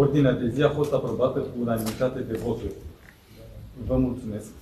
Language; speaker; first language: Romanian; native; Romanian